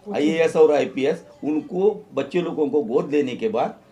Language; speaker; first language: Hindi; non-native, local second language; Marathi